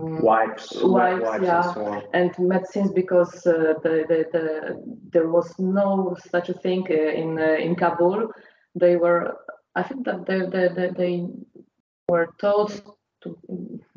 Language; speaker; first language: English; non-native, learner; Polish